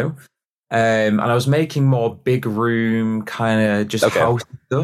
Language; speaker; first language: English; native; English